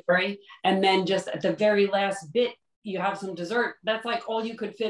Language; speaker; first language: English; native; English